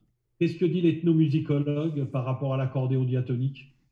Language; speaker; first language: French; native; French